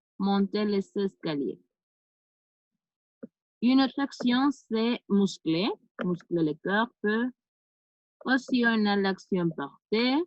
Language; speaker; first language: French; non-native, fluent; Spanish